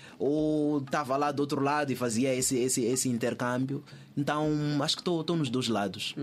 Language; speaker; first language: Portuguese; native; Portuguese